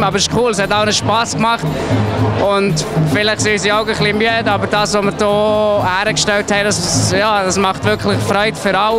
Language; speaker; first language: German; native; German